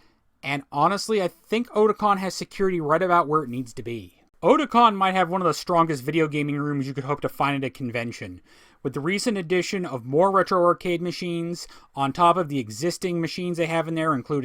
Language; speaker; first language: English; native; English